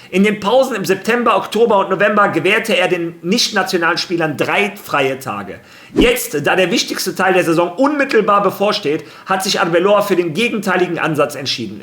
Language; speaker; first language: German; early bilingual, other home language; Spanish